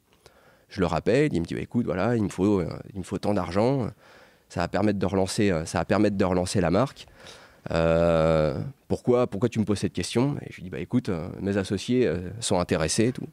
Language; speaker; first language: French; native; French